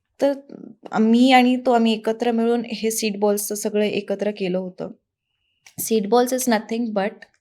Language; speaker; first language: Marathi; native; Marathi